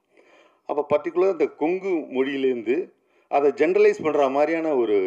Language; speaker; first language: Tamil; native; Tamil